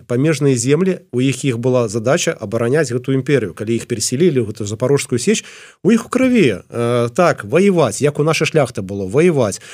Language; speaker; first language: Belarusian; non-native, local second language; Russian